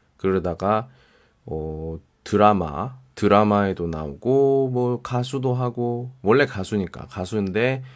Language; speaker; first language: Korean; native; Korean